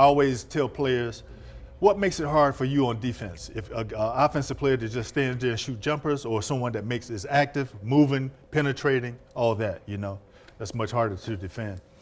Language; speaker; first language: English; native; English